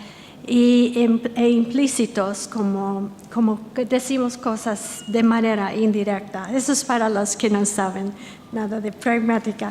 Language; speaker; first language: Spanish; non-native, fluent; English